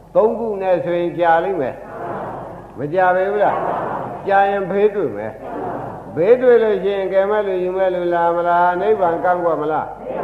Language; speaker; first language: Burmese; native; Burmese